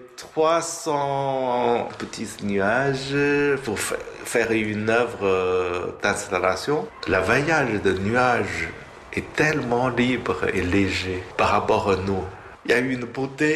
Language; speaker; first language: French; non-native, fluent; Chinese